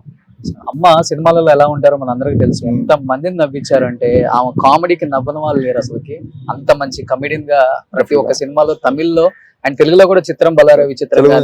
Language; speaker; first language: Telugu; native; Telugu